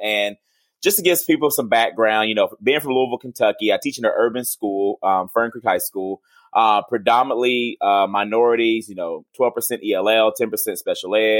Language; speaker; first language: English; native; English